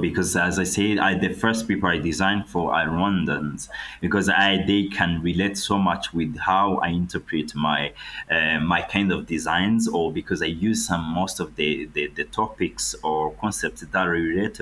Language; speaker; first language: English; non-native, local second language; Kinyarwanda